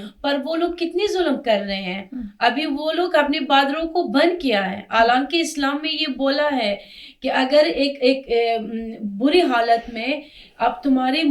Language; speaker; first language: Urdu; non-native, fluent; Persian